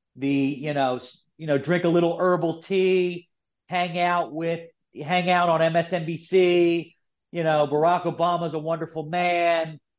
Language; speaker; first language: English; native; English